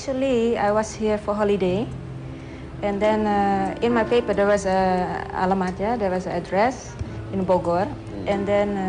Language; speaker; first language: English; early bilingual, other home language; Dutch